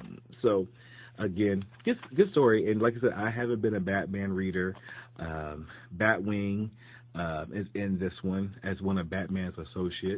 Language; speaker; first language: English; native; English